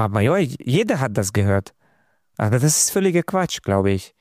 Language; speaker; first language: German; non-native, fluent; Romanian